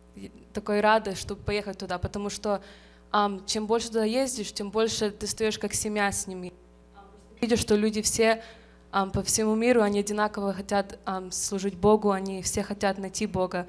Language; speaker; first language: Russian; early bilingual, heritage; Russian